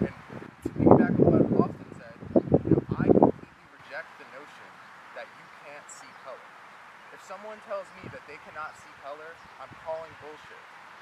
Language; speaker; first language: English; native; English